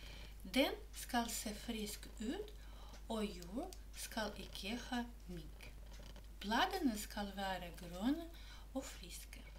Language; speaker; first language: Norwegian; non-native, learner; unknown